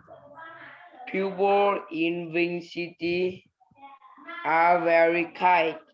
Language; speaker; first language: English; non-native, learner; Vietnamese